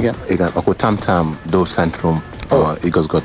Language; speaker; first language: Hungarian; non-native, learner; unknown